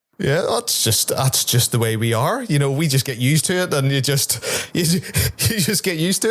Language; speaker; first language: English; native; English